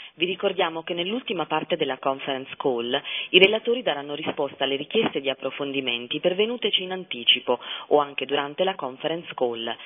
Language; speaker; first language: Italian; native; Italian